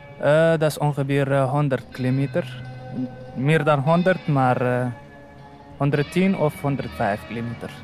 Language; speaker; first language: Dutch; non-native, learner; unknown